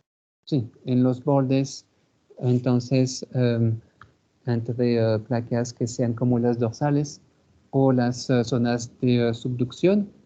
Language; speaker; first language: Spanish; non-native, fluent; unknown